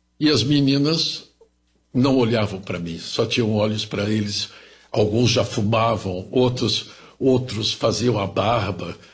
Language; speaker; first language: Portuguese; early bilingual, other home language; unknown